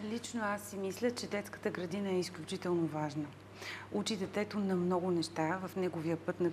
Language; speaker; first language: Bulgarian; native; Bulgarian